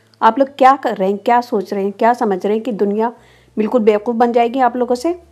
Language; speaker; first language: Urdu; native; Urdu